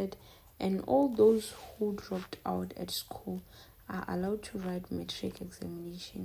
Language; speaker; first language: English; non-native, local second language; Northern Sotho